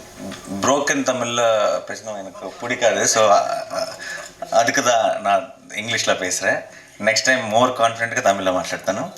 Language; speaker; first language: Tamil; non-native, learner; Telugu